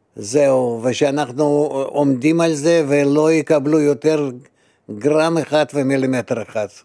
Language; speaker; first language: Hebrew; non-native, fluent; Russian